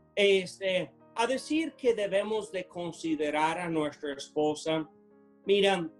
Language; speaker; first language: Spanish; non-native, fluent; English